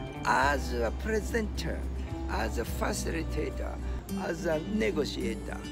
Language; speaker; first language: English; non-native, learner; Japanese